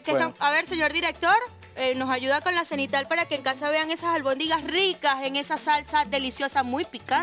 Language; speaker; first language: Spanish; native; Spanish